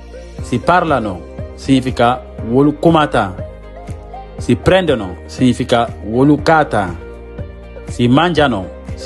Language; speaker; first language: Italian; non-native, fluent; Mandingo